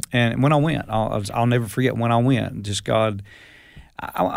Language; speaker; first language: English; native; English